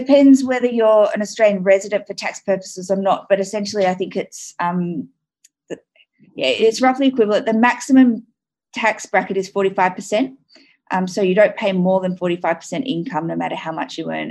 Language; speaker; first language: English; native; English